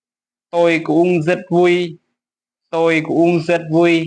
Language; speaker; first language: Vietnamese; non-native, fluent; Lao